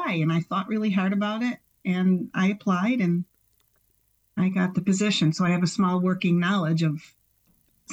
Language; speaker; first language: English; native; English